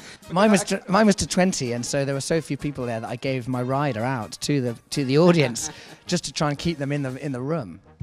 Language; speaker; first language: English; native; English